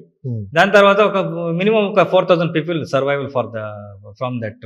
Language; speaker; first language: Telugu; non-native, learner; Kannada